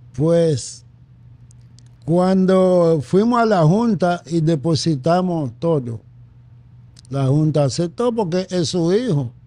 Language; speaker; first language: Spanish; early bilingual, other home language; Haitian Creole